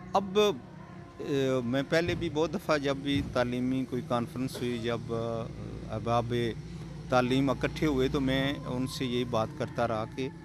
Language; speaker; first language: Urdu; non-native, local second language; Pahari-Potwari